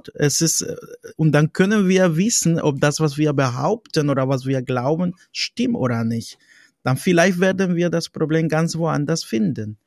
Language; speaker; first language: German; non-native, fluent; Spanish